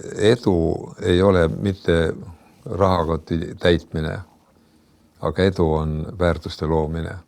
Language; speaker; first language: Estonian; native; Estonian